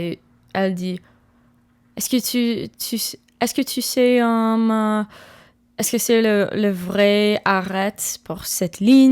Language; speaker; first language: French; non-native, learner; English